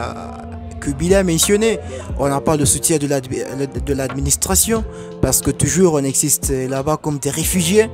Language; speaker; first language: French; non-native, fluent; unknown